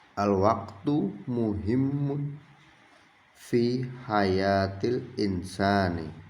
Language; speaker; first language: Arabic; non-native, learner; Indonesian